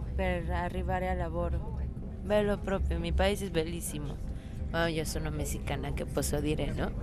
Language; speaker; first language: Italian; non-native, learner; Spanish